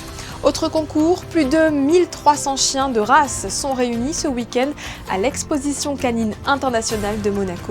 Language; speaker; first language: French; native; French